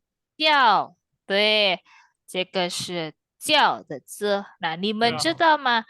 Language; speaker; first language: Chinese; non-native, fluent; Indonesian